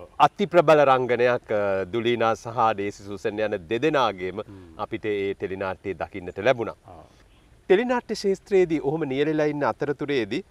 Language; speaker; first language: Sinhala; native; Sinhala